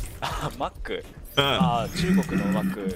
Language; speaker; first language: Japanese; native; Japanese